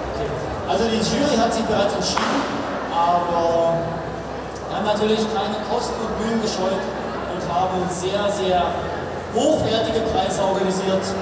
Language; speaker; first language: German; native; German